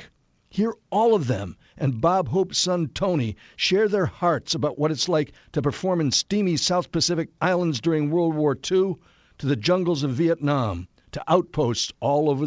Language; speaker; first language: English; native; English